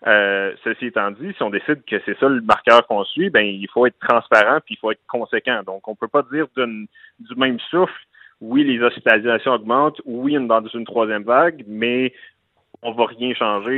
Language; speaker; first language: French; native; French